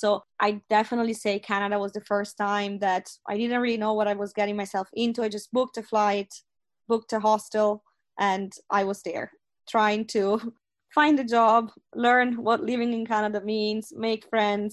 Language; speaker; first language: English; non-native, fluent; Italian